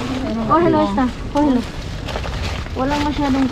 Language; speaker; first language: Spanish; non-native, learner; Filipino